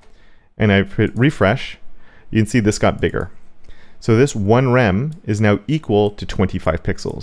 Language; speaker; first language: English; native; English